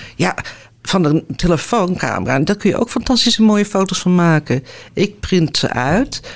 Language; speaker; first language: Dutch; native; Dutch